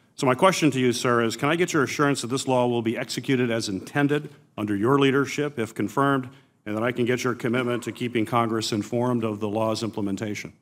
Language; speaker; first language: English; native; English